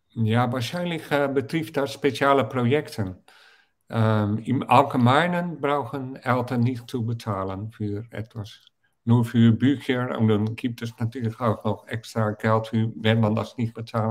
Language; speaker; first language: German; non-native, fluent; Dutch